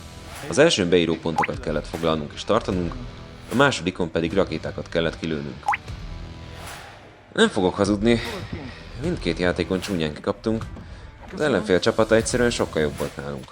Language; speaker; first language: Hungarian; native; Hungarian